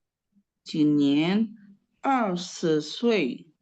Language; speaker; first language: Chinese; non-native, learner; Indonesian